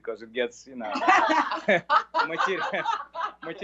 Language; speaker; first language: English; non-native, fluent; Russian